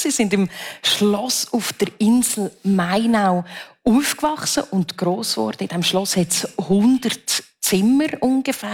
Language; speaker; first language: German; native; German